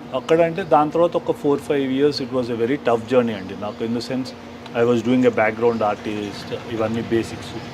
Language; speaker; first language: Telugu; native; Telugu